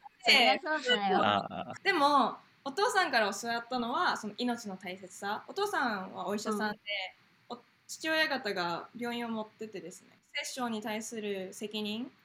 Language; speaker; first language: Japanese; native; Japanese